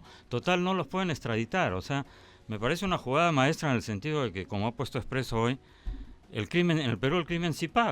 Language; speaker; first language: Spanish; native; Spanish